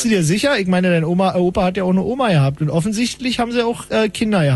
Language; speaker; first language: German; native; German